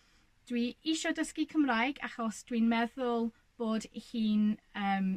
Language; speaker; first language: Welsh; non-native, learner; English